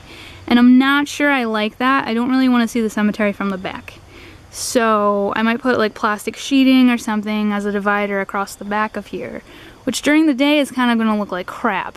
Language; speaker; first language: English; native; English